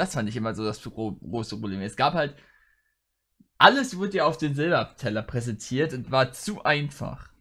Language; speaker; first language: German; native; German